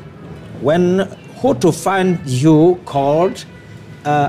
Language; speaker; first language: English; non-native, local second language; Kinyarwanda